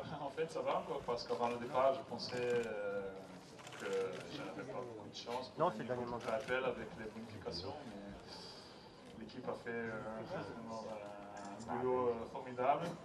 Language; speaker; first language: French; non-native, fluent; Dutch